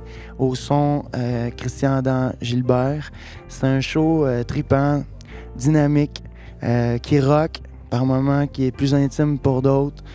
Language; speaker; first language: French; native; French